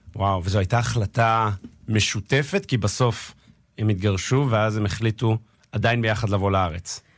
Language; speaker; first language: Hebrew; native; Hebrew